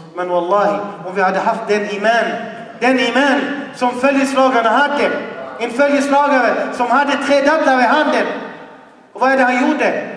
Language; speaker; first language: Swedish; non-native, fluent; Arabic